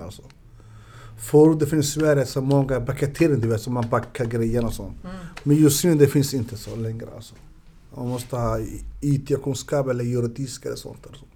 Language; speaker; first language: Swedish; non-native, learner; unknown